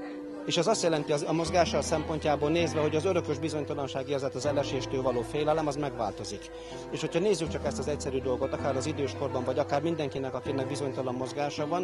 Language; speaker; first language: Hungarian; native; Hungarian